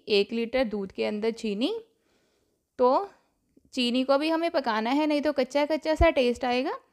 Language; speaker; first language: Hindi; non-native, local second language; Punjabi